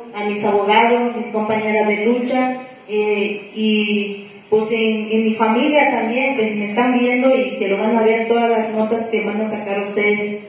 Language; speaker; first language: Spanish; non-native, local second language; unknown